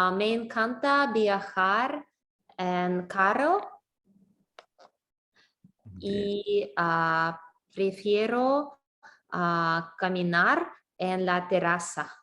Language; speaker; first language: Spanish; non-native, learner; English